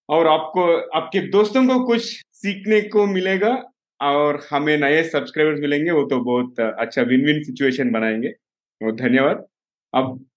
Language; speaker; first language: Hindi; non-native, local second language; Telugu